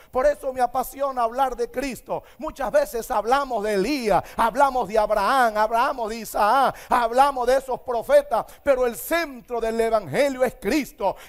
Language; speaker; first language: Spanish; native; Spanish